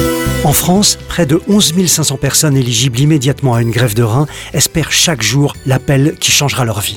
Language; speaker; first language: French; native; French